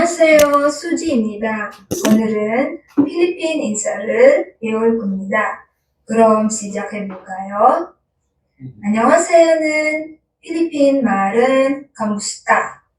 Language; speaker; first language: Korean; non-native, local second language; Filipino